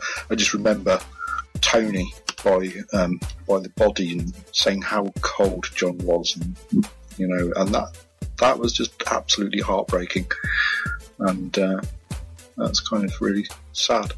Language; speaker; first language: English; non-native, local second language; Polish